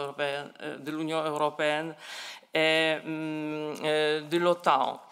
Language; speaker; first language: French; non-native, fluent; Polish